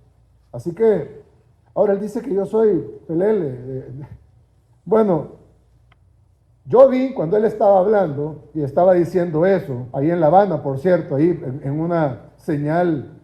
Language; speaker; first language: Spanish; native; Spanish